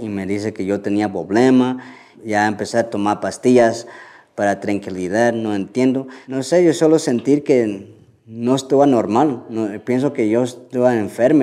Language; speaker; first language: Spanish; early bilingual, heritage; Spanish